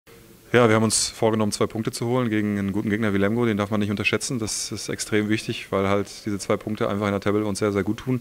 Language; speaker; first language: German; native; German